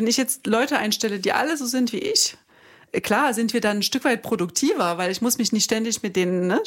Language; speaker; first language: German; native; German